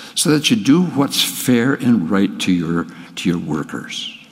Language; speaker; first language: English; native; English